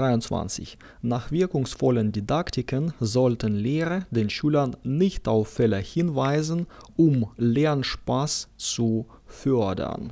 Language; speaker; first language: German; non-native, fluent; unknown